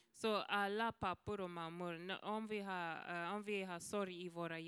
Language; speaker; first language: Swedish; non-native, learner; Swahili